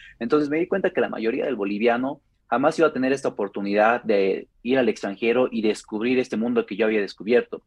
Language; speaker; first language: Spanish; native; Spanish